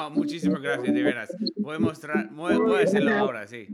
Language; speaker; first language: Spanish; non-native, learner; English